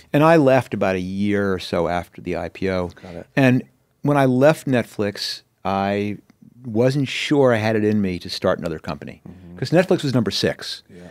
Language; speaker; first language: English; native; English